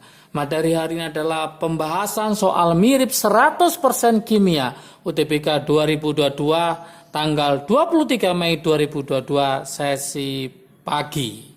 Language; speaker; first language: Indonesian; native; Indonesian